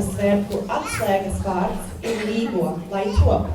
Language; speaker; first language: Latvian; early bilingual, heritage; Latvian